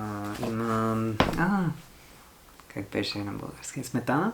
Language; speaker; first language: Bulgarian; non-native, learner; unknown